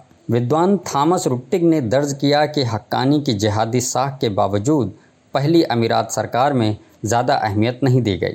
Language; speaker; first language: Hindi; native; Hindi